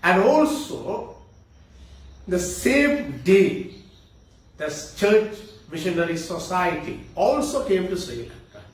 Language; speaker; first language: English; non-native, local second language; Tamil